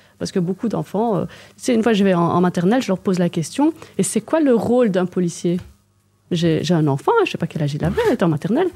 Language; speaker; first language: French; native; French